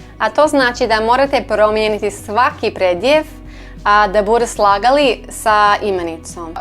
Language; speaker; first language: Croatian; non-native, learner; English